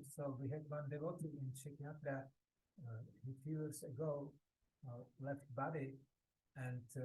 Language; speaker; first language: English; non-native, fluent; Czech